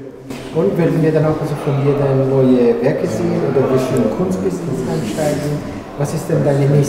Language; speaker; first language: German; non-native, fluent; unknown